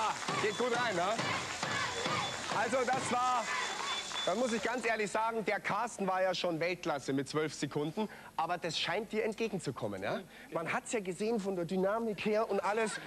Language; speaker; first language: German; native; German